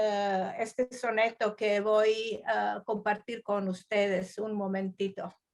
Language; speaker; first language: Spanish; non-native, learner; Croatian